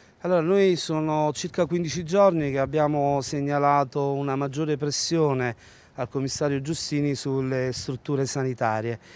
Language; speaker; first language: Italian; native; Italian